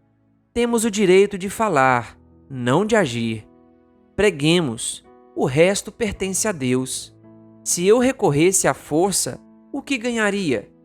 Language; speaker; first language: Portuguese; native; Portuguese